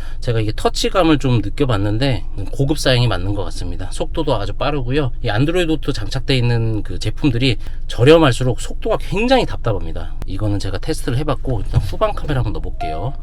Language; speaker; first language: Korean; native; Korean